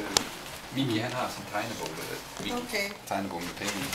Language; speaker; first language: Danish; non-native, learner; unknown